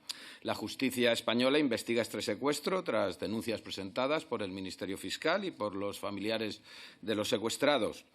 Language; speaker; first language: Spanish; native; Spanish